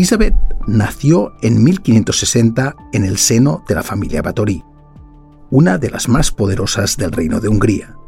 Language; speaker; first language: Spanish; native; Spanish